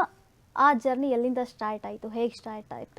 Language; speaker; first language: Kannada; native; Kannada